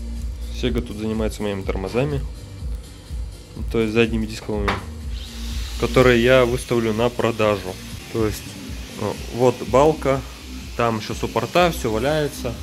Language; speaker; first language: Russian; native; Russian